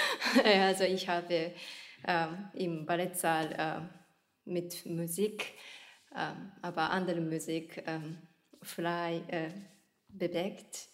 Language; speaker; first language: German; non-native, learner; Japanese